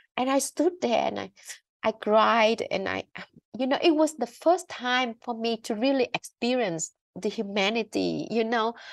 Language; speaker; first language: English; non-native, fluent; Vietnamese